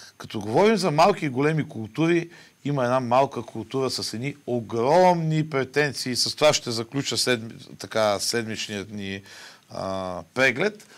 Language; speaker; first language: Bulgarian; native; Bulgarian